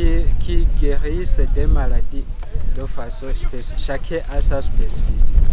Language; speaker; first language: French; non-native, local second language; Rundi